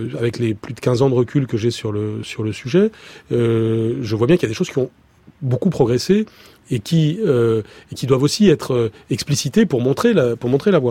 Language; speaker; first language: French; native; French